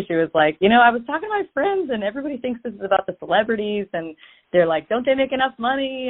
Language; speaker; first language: English; native; English